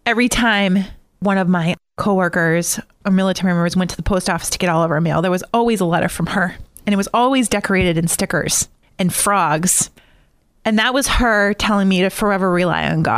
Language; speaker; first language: English; native; English